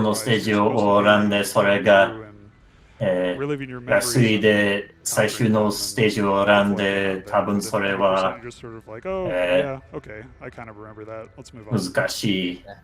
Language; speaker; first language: Japanese; non-native, learner; English